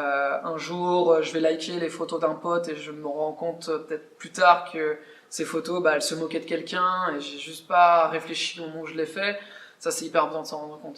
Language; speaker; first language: French; native; French